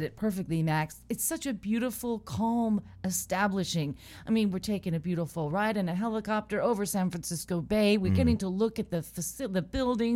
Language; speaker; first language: English; native; English